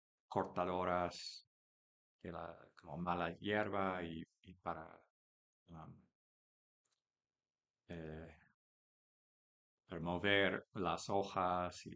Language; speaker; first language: Spanish; non-native, learner; English